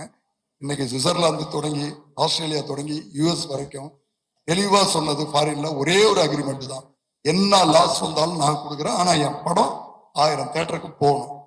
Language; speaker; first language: Tamil; native; Tamil